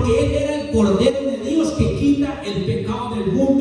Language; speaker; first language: Spanish; native; Spanish